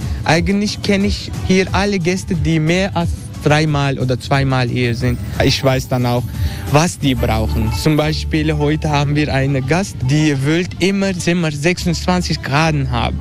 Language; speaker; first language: German; non-native, learner; Turkish